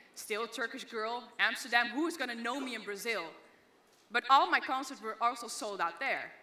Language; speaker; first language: English; non-native, fluent; Dutch